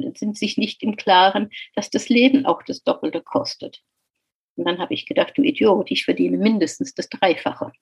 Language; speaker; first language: German; non-native, fluent; English